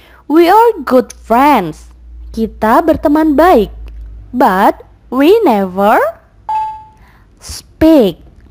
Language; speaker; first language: English; non-native, fluent; Indonesian